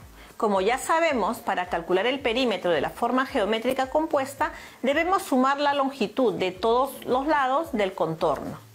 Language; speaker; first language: Spanish; native; Spanish